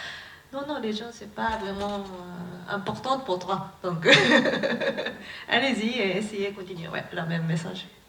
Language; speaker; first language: French; non-native, learner; Japanese